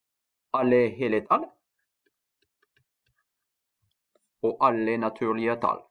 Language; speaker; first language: Norwegian; non-native, fluent; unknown